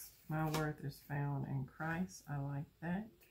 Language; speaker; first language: English; native; English